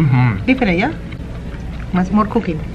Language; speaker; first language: English; non-native, learner; Spanish